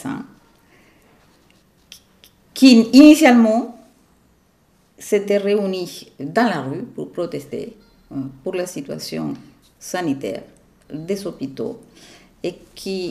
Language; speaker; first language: French; non-native, fluent; Spanish